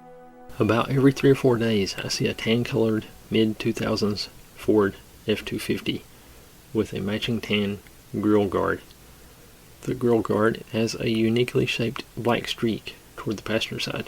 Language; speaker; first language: English; native; English